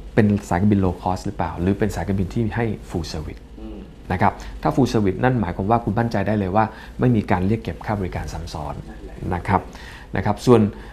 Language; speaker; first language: Thai; native; Thai